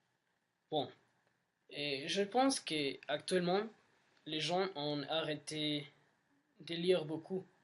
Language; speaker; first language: French; non-native, learner; Spanish